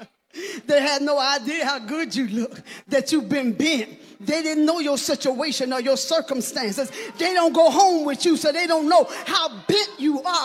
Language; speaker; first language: English; native; English